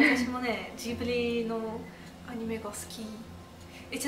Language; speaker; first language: Japanese; non-native, fluent; Russian